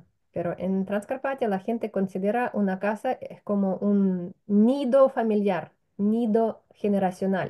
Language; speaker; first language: Spanish; non-native, fluent; Ukrainian